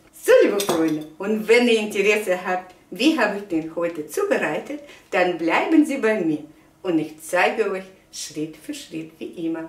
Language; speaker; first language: German; non-native, fluent; Russian